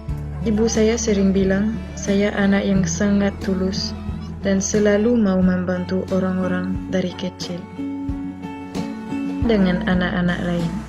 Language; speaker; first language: Indonesian; non-native, fluent; French